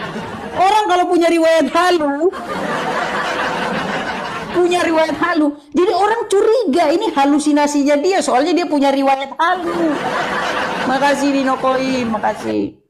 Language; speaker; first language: Indonesian; native; Indonesian